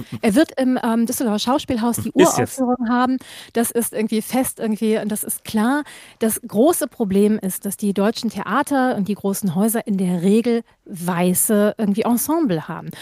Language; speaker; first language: German; native; German